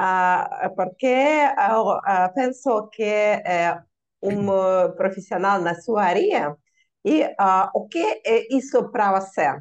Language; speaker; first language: Portuguese; non-native, learner; Russian